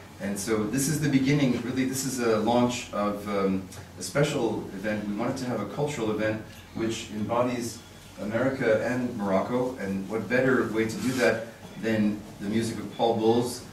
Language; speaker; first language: English; native; English